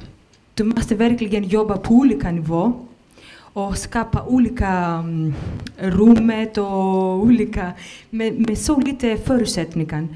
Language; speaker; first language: Swedish; non-native, fluent; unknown